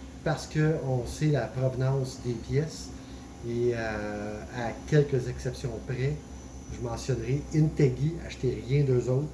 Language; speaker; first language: French; native; French